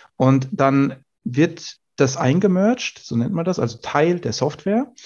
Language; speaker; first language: German; native; German